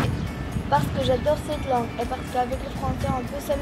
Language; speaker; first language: French; non-native, local second language; Arabic